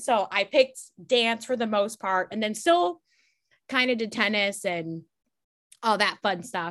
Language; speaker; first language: English; native; English